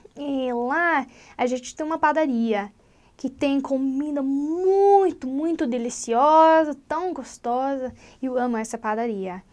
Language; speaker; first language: Portuguese; non-native, learner; English